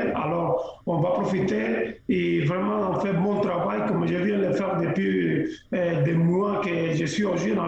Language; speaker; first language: French; non-native, local second language; Spanish